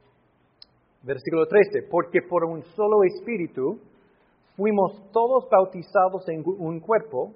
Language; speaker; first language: Spanish; non-native, fluent; English